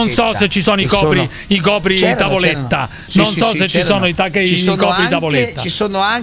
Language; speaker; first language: Italian; native; Italian